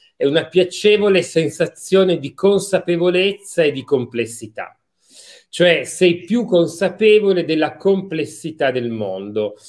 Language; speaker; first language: Italian; native; Italian